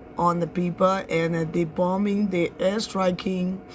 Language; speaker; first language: English; non-native, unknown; Burmese